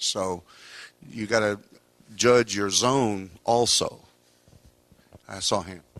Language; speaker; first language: English; native; English